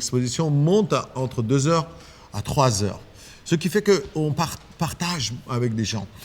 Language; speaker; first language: French; non-native, fluent; Persian